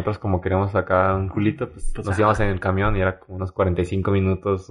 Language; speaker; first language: Spanish; native; Spanish